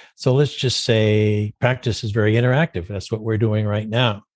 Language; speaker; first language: English; native; English